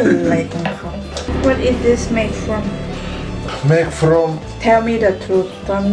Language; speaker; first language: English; non-native, learner; Thai